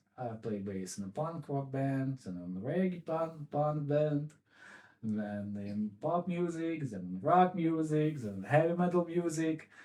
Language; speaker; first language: English; non-native, fluent; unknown